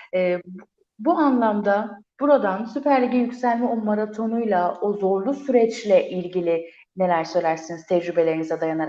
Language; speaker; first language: Turkish; native; Turkish